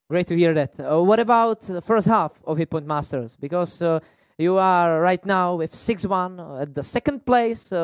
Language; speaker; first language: English; non-native, fluent; Czech